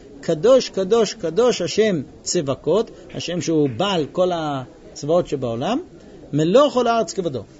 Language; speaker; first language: Hebrew; non-native, fluent; English